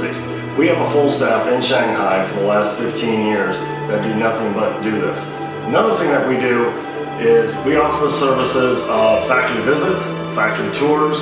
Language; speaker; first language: English; native; English